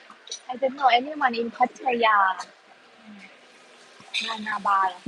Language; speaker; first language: English; non-native, learner; Thai